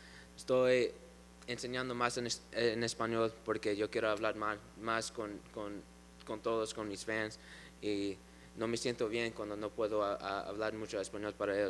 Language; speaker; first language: Spanish; early bilingual, heritage; English